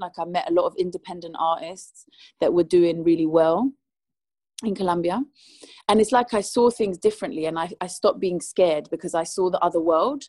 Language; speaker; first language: English; early bilingual, other home language; Spanish